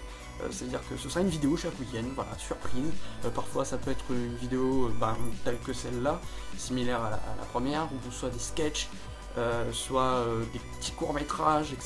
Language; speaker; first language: French; native; French